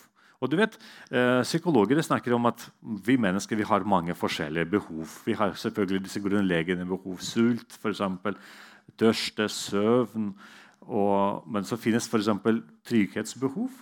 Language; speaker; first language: Norwegian; non-native, fluent; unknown